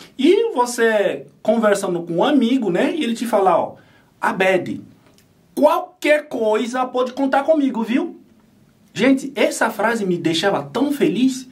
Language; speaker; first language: Portuguese; non-native, fluent; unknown